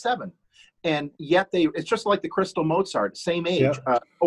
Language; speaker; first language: English; non-native, fluent; German